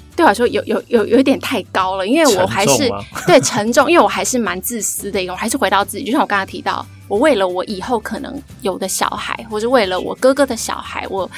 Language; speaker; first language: Chinese; native; Chinese